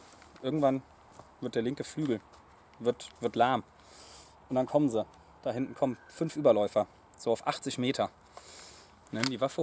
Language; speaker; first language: German; native; German